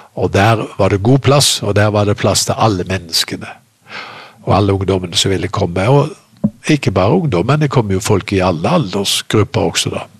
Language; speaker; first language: Norwegian; native; Norwegian